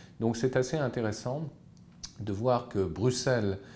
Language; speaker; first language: French; native; French